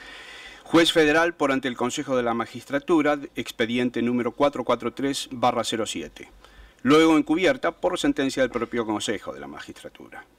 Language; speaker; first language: Spanish; native; Spanish